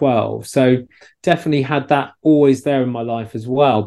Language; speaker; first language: English; native; English